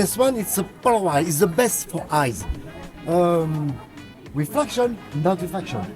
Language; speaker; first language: English; non-native, learner; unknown